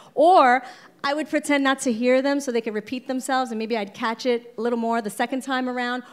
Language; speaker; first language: English; native; English